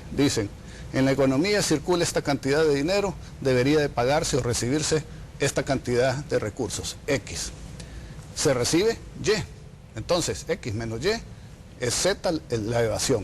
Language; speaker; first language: Spanish; native; Spanish